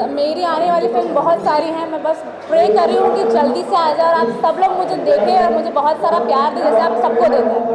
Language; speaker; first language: Hindi; non-native, local second language; Bhojpuri